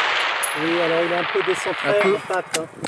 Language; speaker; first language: French; native; French